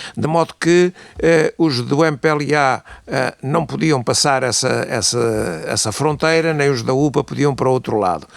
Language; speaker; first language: Portuguese; native; Portuguese